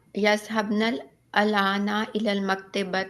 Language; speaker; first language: Arabic; non-native, learner; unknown